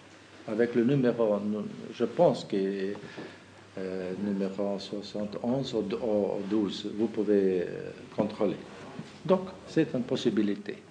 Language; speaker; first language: French; non-native, fluent; German